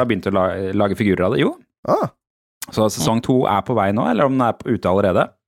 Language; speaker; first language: Norwegian; native; Norwegian